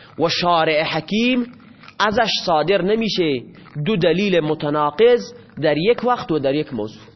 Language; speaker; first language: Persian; non-native, local second language; Baluchi